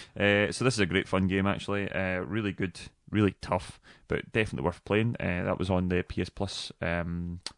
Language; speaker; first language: English; native; English